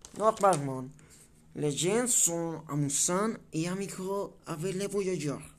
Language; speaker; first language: French; non-native, learner; English